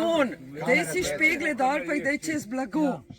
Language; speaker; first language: Slovenian; native; Slovenian